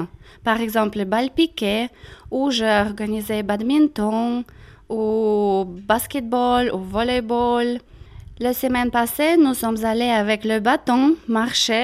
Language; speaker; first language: French; non-native, learner; Russian